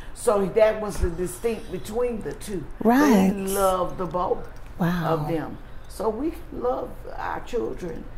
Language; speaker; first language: English; native; English